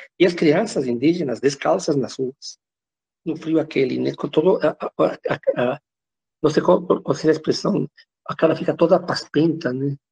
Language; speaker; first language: Portuguese; non-native, fluent; Spanish